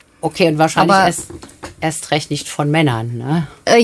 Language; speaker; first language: German; native; German